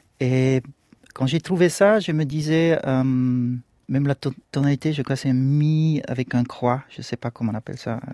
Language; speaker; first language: French; non-native, local second language; Swiss German